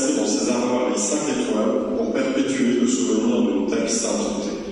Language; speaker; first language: French; native; French